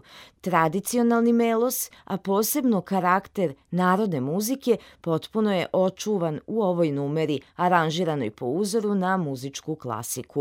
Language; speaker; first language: Serbian; native; Serbian